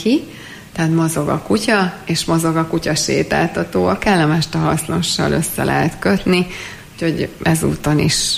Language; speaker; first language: Hungarian; native; Hungarian